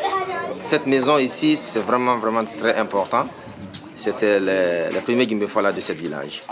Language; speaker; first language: French; non-native, local second language; Mandingo